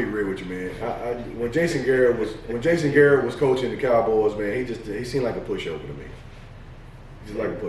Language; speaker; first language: English; native; English